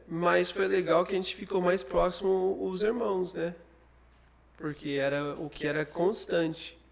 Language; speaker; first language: Portuguese; non-native, fluent; English